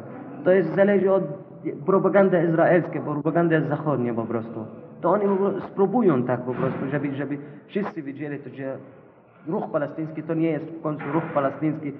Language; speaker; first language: Polish; non-native, learner; Arabic